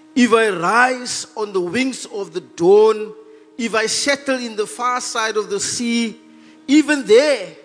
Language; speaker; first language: English; non-native, local second language; Afrikaans